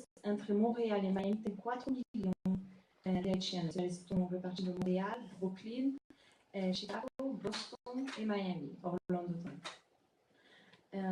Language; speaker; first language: Portuguese; non-native, fluent; French